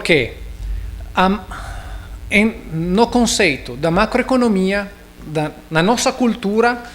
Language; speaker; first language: Portuguese; non-native, learner; Italian